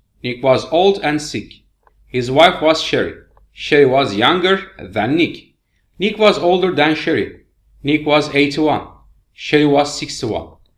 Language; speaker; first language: English; non-native, fluent; Turkish